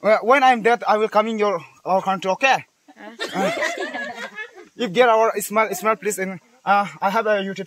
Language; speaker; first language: English; non-native, learner; Adi